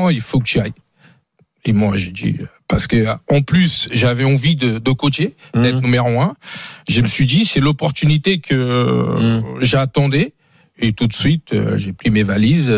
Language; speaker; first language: French; non-native, fluent; Portuguese